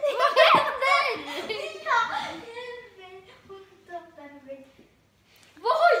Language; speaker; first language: Swedish; native; Swedish